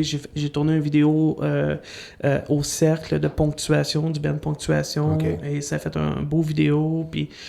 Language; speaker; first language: French; native; French